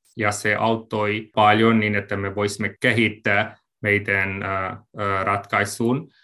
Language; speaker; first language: Finnish; non-native, fluent; Hungarian